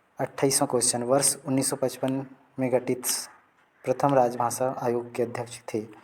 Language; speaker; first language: Hindi; native; Hindi